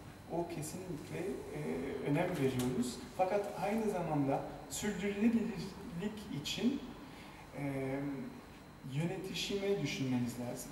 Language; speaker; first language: Turkish; non-native, fluent; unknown